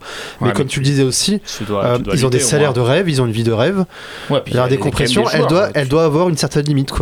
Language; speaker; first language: French; native; French